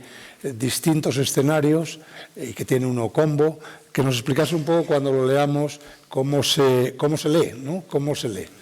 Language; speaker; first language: Spanish; native; Spanish